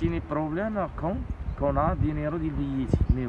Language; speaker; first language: Spanish; non-native, learner; Arabic